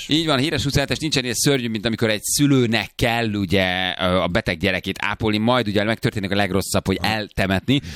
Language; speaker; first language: Hungarian; native; Hungarian